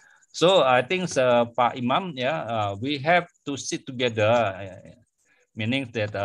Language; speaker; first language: English; non-native, fluent; Indonesian